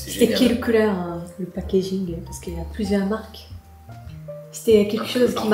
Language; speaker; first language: French; non-native, fluent; Japanese